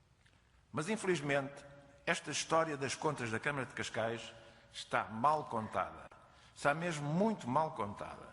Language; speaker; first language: Portuguese; native; Portuguese